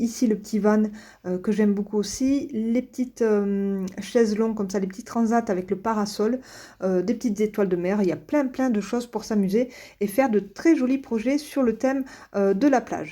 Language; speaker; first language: French; native; French